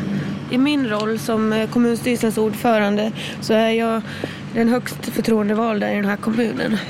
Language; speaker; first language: Swedish; native; Swedish